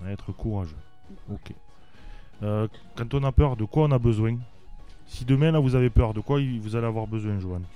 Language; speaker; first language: French; native; French